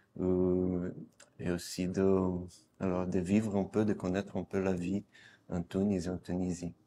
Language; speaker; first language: French; non-native, fluent; Portuguese